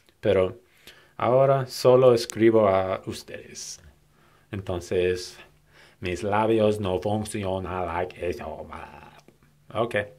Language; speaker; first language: Spanish; non-native, learner; English